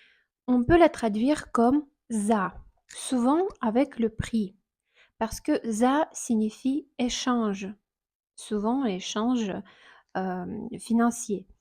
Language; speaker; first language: French; non-native, fluent; Russian